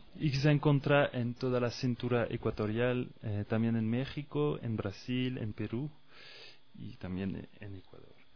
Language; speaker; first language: Spanish; non-native, fluent; French